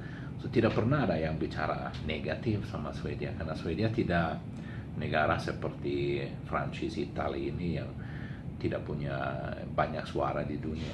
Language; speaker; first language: Indonesian; non-native, learner; Swedish